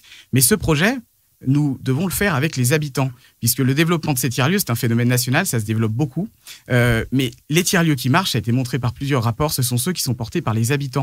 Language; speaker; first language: French; native; French